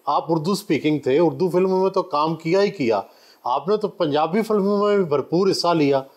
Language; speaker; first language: Urdu; non-native, local second language; Punjabi